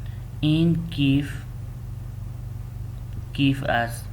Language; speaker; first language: Persian; non-native, fluent; Urdu